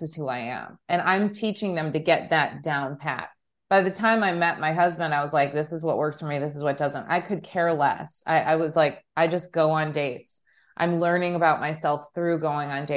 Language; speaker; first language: English; native; English